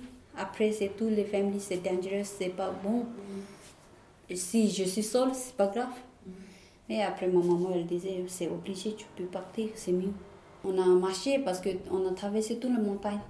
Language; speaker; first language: French; non-native, learner; Tibetan